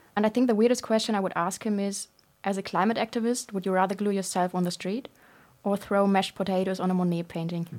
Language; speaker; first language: English; non-native, fluent; German